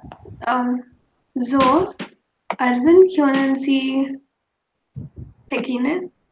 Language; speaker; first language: German; non-native, fluent; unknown